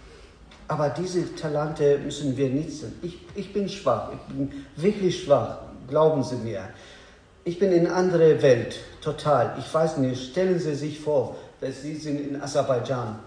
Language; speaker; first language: German; non-native, learner; Azerbaijani